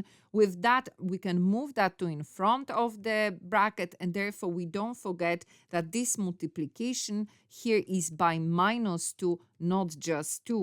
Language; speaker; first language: English; non-native, fluent; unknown